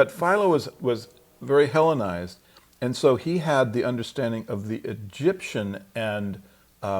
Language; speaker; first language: English; native; English